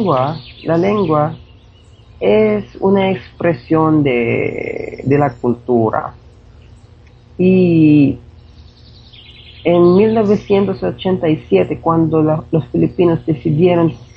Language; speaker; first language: Spanish; non-native, fluent; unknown